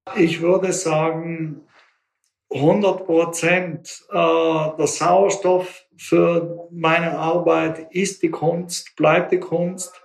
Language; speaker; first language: German; native; German